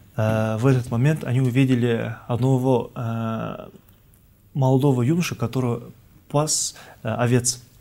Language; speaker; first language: Russian; non-native, local second language; Kazakh